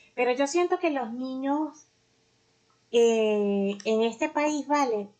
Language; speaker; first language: Spanish; native; Spanish